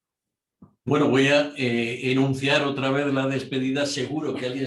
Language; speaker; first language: Spanish; native; Spanish